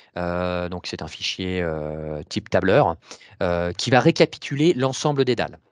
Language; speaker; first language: French; native; French